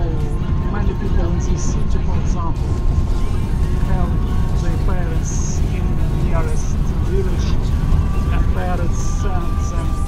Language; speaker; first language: English; non-native, learner; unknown